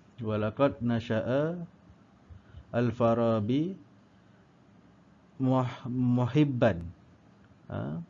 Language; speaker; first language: Arabic; non-native, learner; Malay